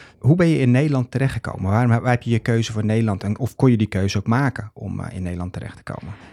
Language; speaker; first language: Dutch; native; Dutch